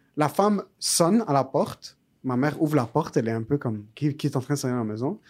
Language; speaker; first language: French; early bilingual, other home language; Arabic